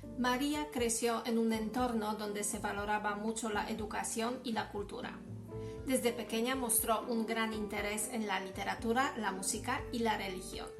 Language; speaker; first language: Spanish; non-native, fluent; Polish